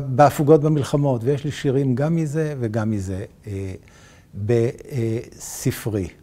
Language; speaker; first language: Hebrew; native; Hebrew